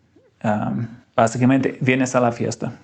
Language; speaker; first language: Spanish; non-native, fluent; English